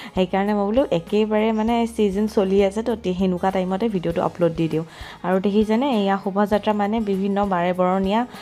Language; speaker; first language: Assamese; non-native, local second language; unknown